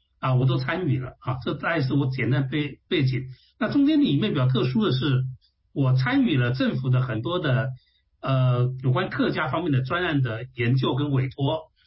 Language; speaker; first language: Chinese; non-native, local second language; Hakka Chinese